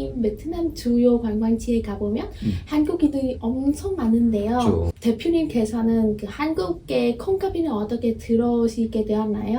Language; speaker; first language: Korean; non-native, learner; Vietnamese